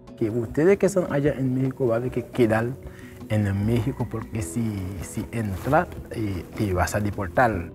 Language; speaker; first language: Spanish; non-native, learner; Haitian Creole